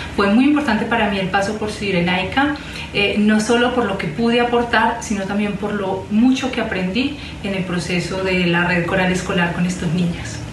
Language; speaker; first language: Spanish; non-native, fluent; German